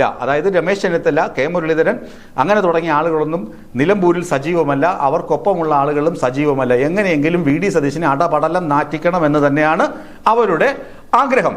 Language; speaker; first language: Malayalam; native; Malayalam